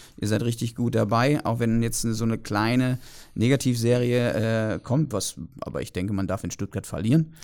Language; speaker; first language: German; native; German